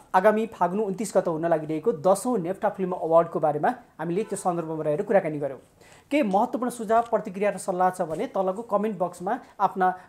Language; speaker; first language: Nepali; native; Nepali